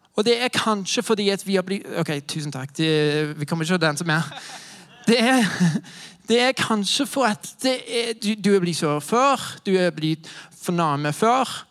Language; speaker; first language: Norwegian; non-native, fluent; English